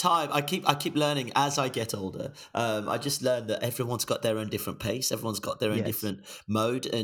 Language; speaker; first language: English; non-native, local second language; Yoruba